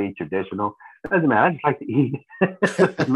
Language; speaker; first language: English; native; English